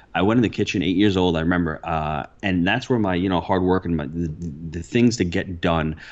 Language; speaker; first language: English; early bilingual, other home language; Italian